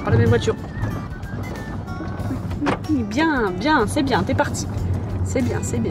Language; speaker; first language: French; native; French